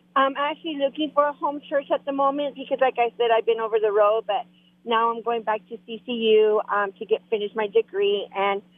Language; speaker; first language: English; non-native, fluent; Spanish